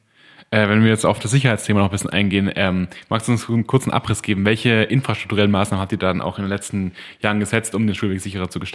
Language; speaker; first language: German; native; German